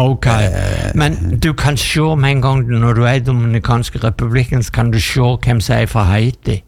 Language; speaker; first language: Norwegian; non-native, learner; Spanish